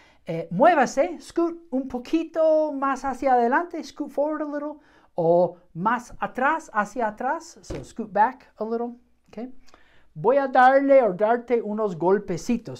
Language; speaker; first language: Spanish; non-native, fluent; English